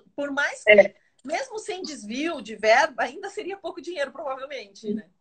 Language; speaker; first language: Portuguese; native; Portuguese